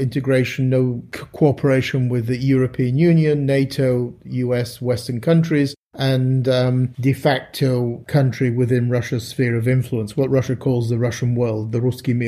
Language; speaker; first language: English; native; English